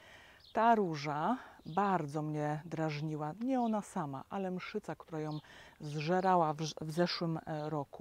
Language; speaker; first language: Polish; native; Polish